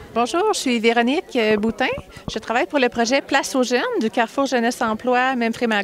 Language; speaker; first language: French; native; French